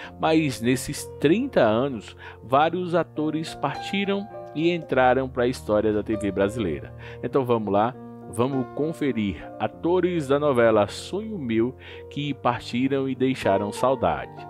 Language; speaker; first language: Portuguese; native; Portuguese